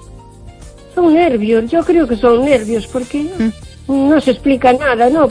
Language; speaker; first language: Spanish; native; Spanish